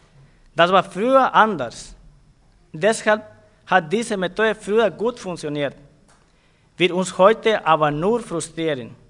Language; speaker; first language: German; non-native, fluent; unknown